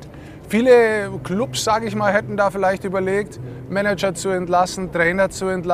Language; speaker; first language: German; native; German